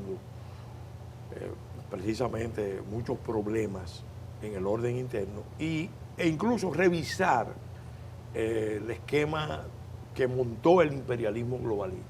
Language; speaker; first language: Spanish; native; Spanish